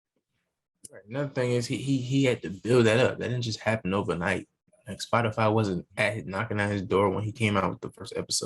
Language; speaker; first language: English; native; English